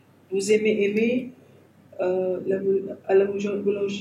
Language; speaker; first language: French; non-native, learner; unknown